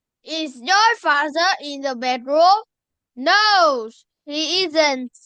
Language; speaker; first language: English; non-native, learner; Vietnamese